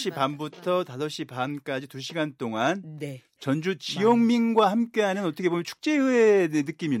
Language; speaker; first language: Korean; native; Korean